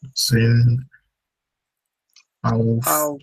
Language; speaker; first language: German; non-native, fluent; Akan